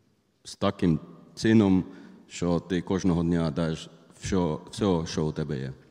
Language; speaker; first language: Ukrainian; non-native, learner; Finnish